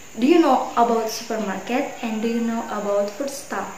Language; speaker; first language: English; non-native, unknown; Indonesian